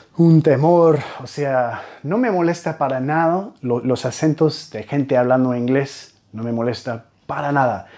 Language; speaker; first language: Spanish; non-native, fluent; English